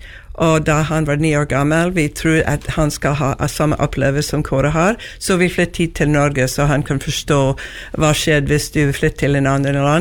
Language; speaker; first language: Norwegian; non-native, learner; English